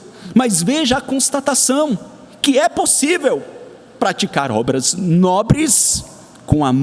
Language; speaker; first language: Portuguese; native; Portuguese